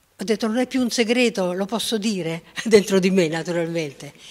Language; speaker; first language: Italian; native; Italian